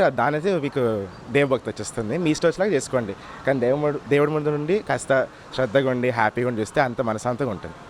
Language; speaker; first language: Telugu; early bilingual, heritage; Telugu